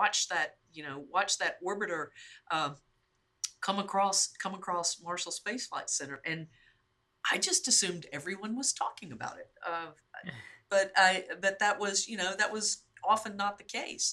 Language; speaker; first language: English; native; English